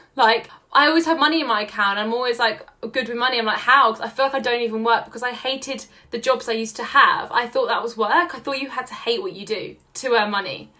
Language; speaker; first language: English; native; English